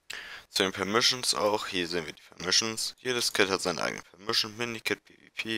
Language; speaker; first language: German; native; German